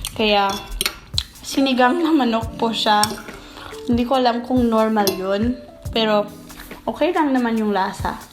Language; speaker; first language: Filipino; non-native, fluent; English